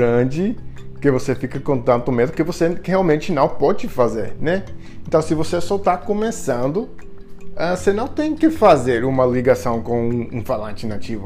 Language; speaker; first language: Portuguese; non-native, fluent; English